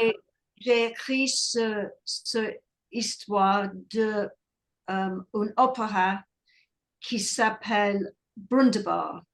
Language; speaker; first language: French; non-native, learner; English